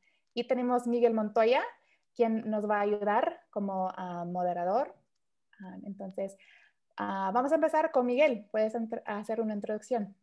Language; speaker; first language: Spanish; early bilingual, heritage; Spanish